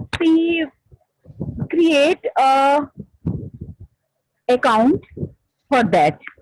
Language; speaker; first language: English; non-native, learner; Hindi